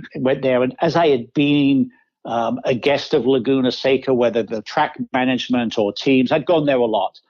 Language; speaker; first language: English; native; English